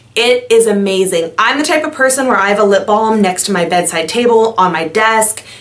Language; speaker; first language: English; native; English